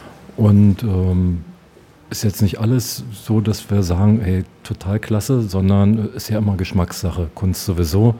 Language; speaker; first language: German; native; German